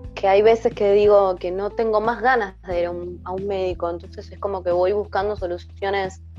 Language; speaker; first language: Spanish; native; Spanish